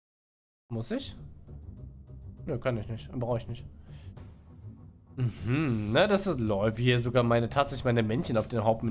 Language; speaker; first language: German; native; German